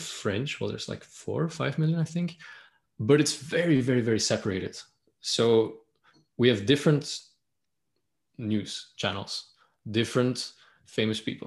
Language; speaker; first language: English; non-native, fluent; Dutch